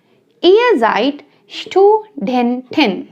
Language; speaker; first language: German; non-native, fluent; Hindi